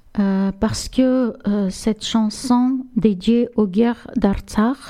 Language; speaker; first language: French; non-native, learner; Armenian